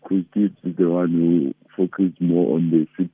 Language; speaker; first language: English; non-native, local second language; Venda